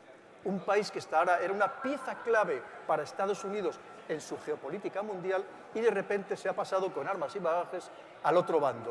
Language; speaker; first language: Spanish; native; Spanish